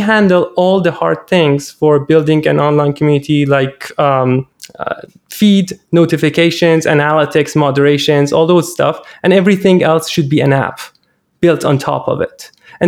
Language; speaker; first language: English; non-native, fluent; Persian